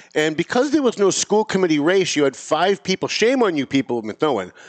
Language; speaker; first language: English; native; English